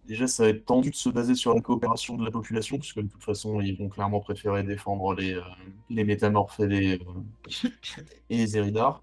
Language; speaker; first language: French; native; French